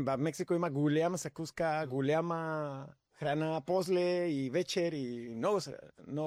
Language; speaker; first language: Bulgarian; non-native, learner; Spanish